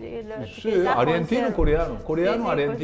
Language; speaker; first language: Spanish; non-native, learner; Korean